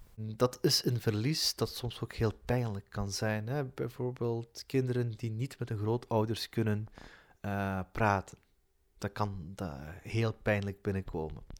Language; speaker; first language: Dutch; early bilingual, other home language; Turkish